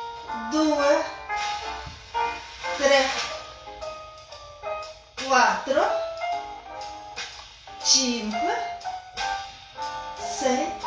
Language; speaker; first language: Italian; non-native, learner; Russian